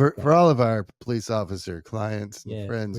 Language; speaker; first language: English; native; English